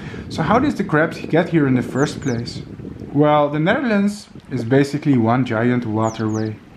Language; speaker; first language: English; non-native, fluent; Dutch